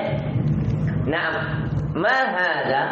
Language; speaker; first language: Arabic; non-native, fluent; Indonesian